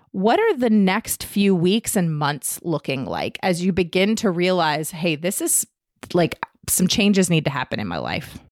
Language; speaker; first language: English; native; English